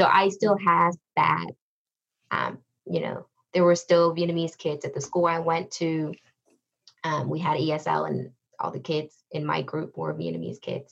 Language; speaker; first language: English; early bilingual, other home language; Vietnamese